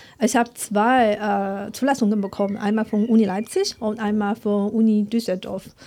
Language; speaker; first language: German; non-native, fluent; Chinese